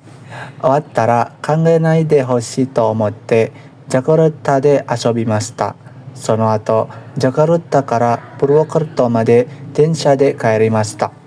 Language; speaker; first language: Japanese; non-native, learner; Indonesian